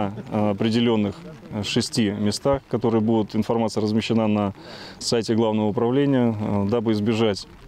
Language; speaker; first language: Russian; native; Russian